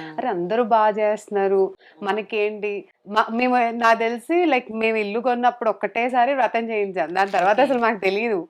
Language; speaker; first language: Telugu; native; Telugu